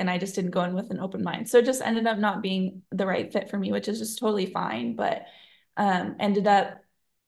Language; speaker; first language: English; native; English